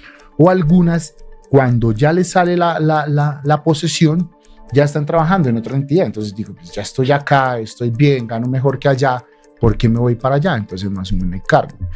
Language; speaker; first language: Spanish; native; Spanish